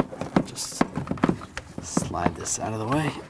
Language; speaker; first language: English; native; English